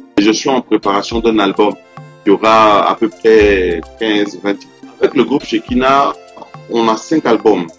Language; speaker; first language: French; non-native, local second language; Yoruba